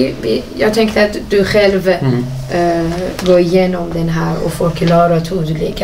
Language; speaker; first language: Swedish; non-native, fluent; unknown